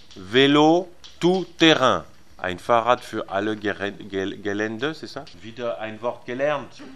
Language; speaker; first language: German; non-native, learner; French